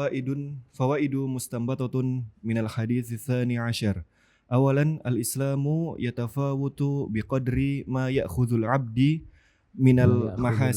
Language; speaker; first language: Arabic; non-native, learner; Indonesian